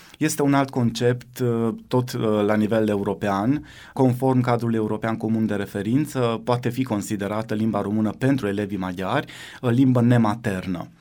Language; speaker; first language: Romanian; native; Romanian